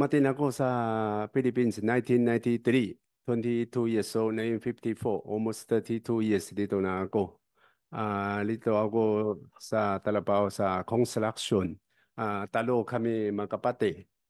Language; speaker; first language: Filipino; non-native, learner; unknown